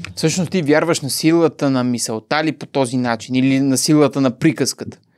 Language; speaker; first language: Bulgarian; native; Bulgarian